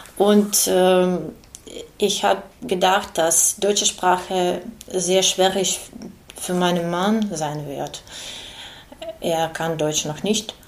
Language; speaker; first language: German; non-native, learner; Ukrainian